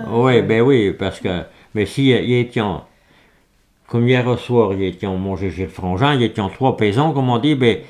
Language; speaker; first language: French; native; French